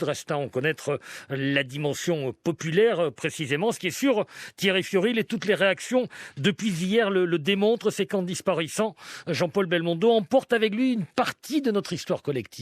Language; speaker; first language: French; native; French